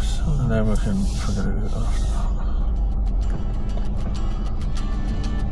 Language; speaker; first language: English; native; English